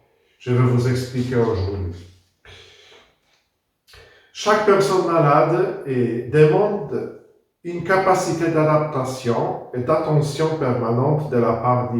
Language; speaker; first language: French; non-native, fluent; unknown